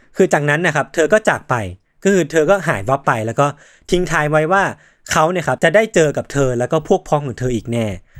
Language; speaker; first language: Thai; native; Thai